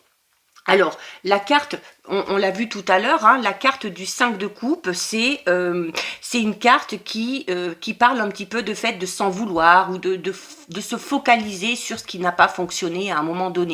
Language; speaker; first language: French; native; French